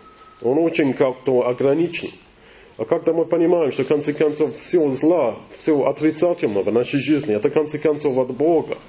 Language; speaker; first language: Russian; non-native, learner; English